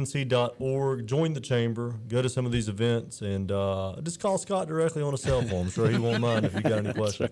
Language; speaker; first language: English; native; English